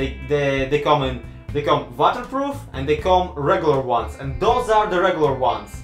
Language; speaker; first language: English; non-native, fluent; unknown